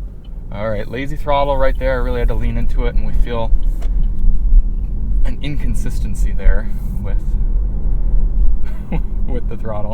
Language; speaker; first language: English; native; English